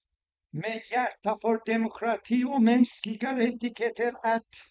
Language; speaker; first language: Swedish; non-native, fluent; Persian